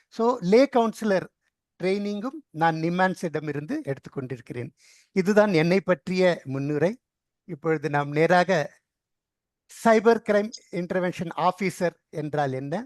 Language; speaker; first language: Tamil; non-native, local second language; Telugu